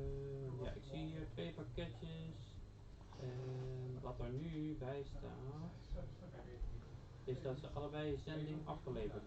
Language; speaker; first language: Dutch; native; Dutch